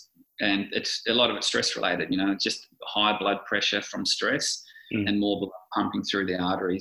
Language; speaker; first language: English; native; English